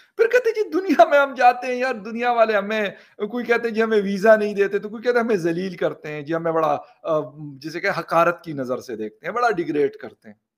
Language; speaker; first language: Hindi; native; Hindi